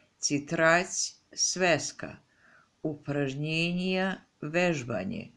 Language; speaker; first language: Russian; non-native, fluent; Serbian